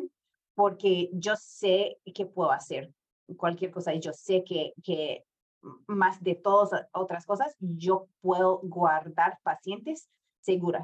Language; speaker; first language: Spanish; non-native, fluent; English